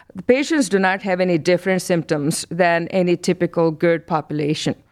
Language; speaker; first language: English; non-native, local second language; Telugu